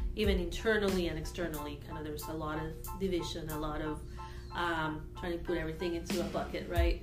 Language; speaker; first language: English; non-native, fluent; Spanish